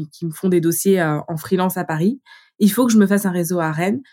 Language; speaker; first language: French; native; French